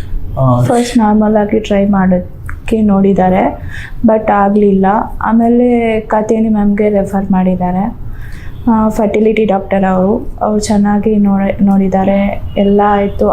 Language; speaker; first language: Kannada; non-native, local second language; Telugu